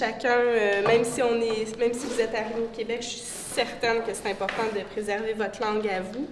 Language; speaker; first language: French; native; French